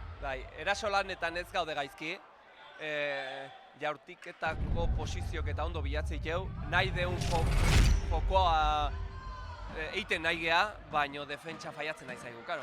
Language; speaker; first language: Basque; native; Basque